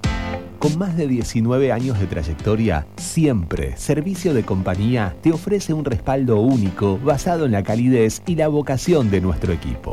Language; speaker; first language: Spanish; native; Spanish